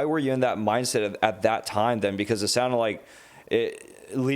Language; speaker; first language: English; native; English